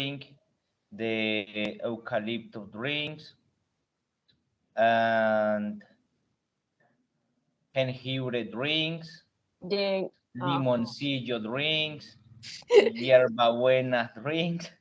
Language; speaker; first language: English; non-native, learner; Spanish